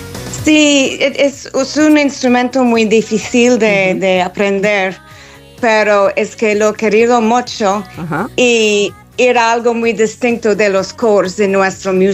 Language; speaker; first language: Spanish; non-native, fluent; English